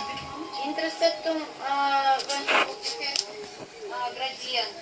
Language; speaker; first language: English; non-native, learner; Russian